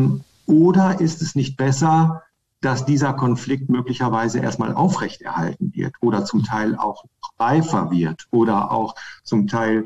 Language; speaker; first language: German; native; German